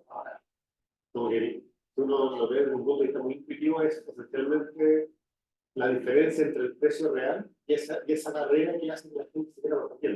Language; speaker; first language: Spanish; native; Spanish